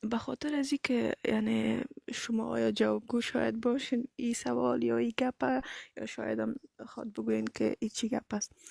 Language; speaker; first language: Persian; early bilingual, heritage; Persian